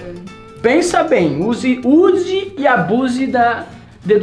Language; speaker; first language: Portuguese; native; Portuguese